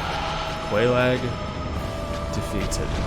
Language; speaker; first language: English; native; English